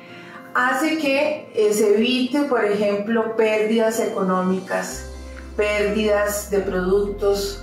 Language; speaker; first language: Spanish; native; Spanish